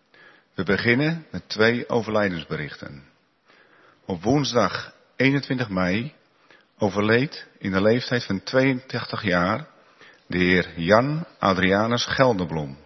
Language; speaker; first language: Dutch; native; Dutch